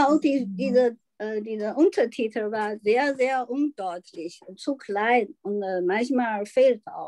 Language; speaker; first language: German; non-native, fluent; Chinese